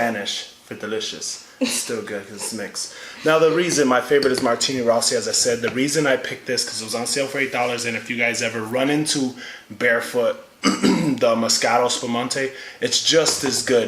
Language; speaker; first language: English; native; English